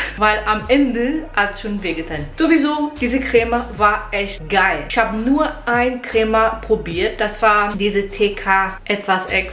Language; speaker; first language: German; non-native, fluent; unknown